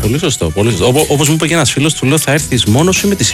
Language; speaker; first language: Greek; native; Greek